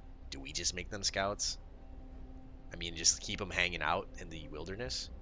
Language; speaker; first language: English; native; English